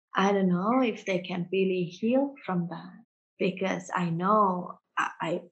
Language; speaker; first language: English; early bilingual, heritage; Indonesian